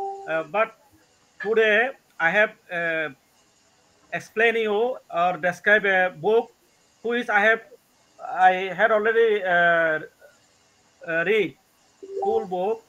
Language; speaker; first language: English; non-native, learner; Bangla